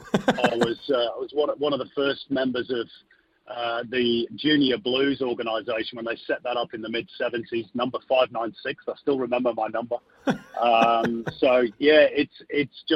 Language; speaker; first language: English; native; English